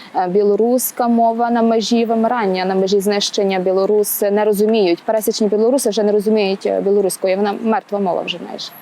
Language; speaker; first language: Ukrainian; native; Ukrainian